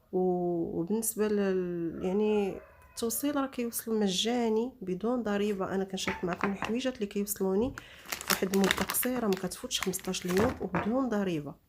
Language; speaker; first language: Arabic; native; Arabic